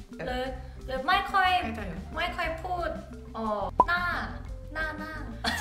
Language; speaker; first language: Thai; non-native, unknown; Korean